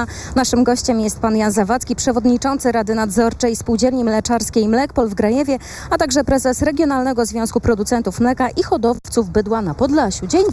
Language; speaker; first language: Polish; native; Polish